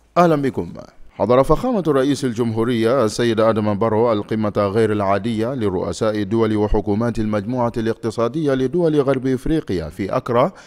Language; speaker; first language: Arabic; non-native, fluent; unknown